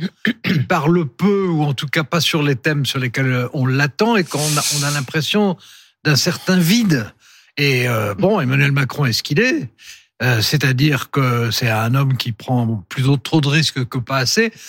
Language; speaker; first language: French; native; French